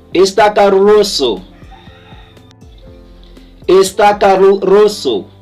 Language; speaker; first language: Spanish; non-native, learner; Haitian Creole